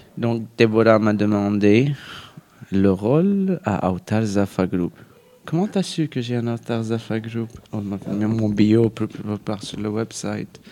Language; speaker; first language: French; non-native, local second language; Arabic